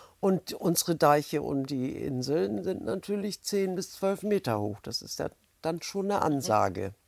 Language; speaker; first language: German; native; German